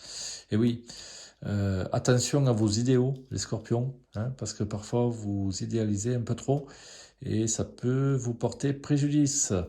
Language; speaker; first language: French; native; French